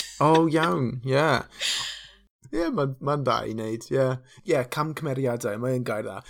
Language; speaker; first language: Welsh; non-native, local second language; English